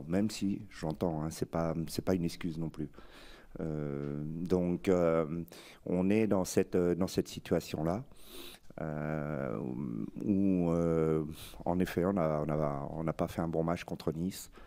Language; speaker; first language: French; native; French